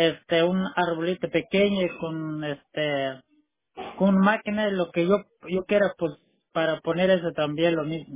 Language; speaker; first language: Spanish; non-native, local second language; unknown